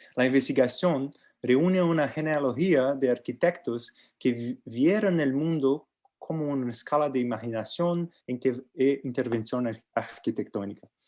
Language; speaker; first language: Spanish; non-native, learner; Portuguese